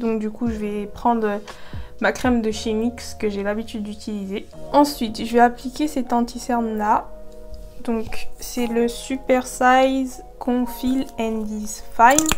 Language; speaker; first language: French; native; French